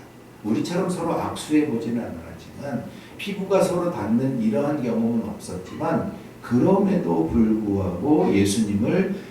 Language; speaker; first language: Korean; native; Korean